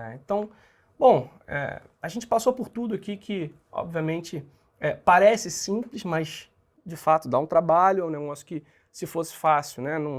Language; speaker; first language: Portuguese; native; Portuguese